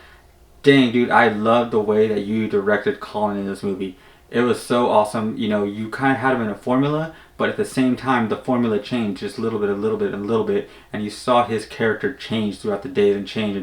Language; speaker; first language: English; native; English